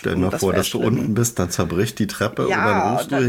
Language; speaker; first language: German; native; German